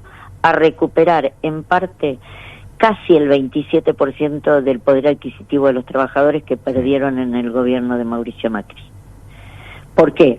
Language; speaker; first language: Spanish; native; Spanish